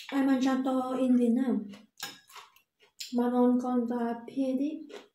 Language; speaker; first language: Italian; non-native, learner; Vietnamese